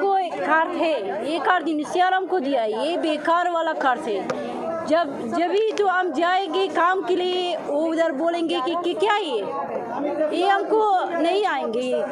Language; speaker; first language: Hindi; non-native, fluent; Persian